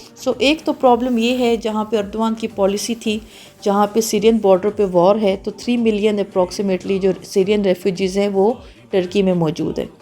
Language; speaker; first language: Urdu; native; Urdu